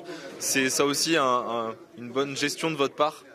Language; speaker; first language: French; native; French